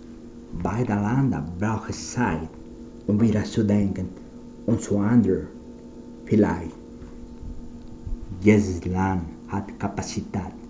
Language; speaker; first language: German; non-native, learner; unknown